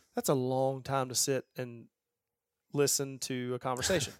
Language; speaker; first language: English; native; English